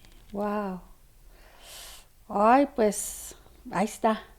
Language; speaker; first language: Spanish; native; Spanish